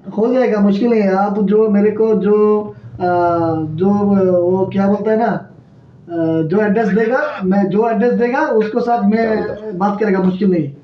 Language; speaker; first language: Hindi; non-native, fluent; Bangla